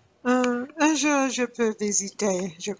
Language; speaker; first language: French; non-native, learner; English